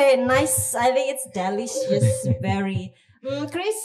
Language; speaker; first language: English; non-native, fluent; Indonesian